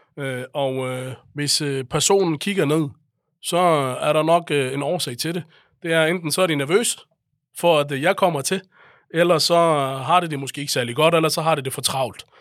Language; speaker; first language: Danish; early bilingual, other home language; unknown